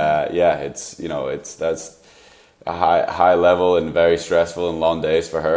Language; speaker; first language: English; native; English